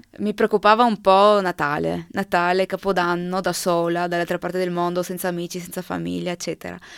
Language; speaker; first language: Italian; non-native, local second language; Slovenian